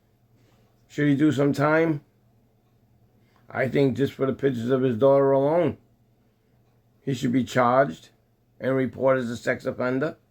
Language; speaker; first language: English; native; English